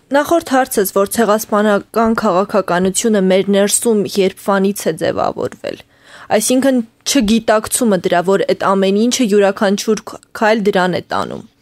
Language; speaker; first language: Armenian; native; Armenian